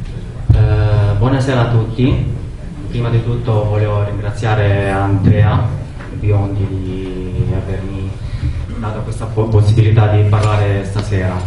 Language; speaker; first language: Italian; non-native, learner; Arabic